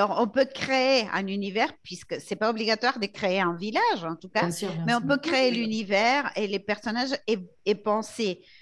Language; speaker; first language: French; non-native, fluent; Spanish